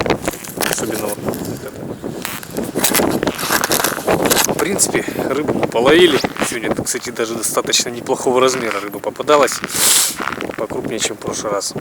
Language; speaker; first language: Russian; native; Russian